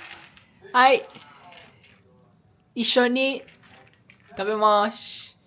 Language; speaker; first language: Japanese; non-native, learner; English